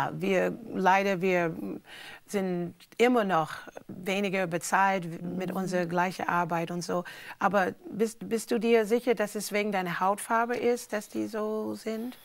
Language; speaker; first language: German; non-native, fluent; English